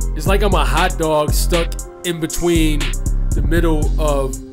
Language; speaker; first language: English; native; English